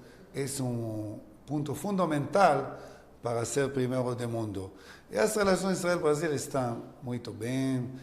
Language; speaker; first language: Portuguese; non-native, learner; Hebrew